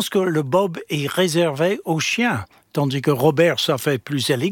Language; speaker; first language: French; non-native, fluent; English